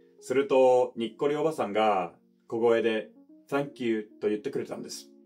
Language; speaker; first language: Japanese; non-native, fluent; English